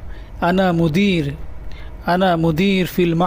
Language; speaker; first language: Arabic; non-native, learner; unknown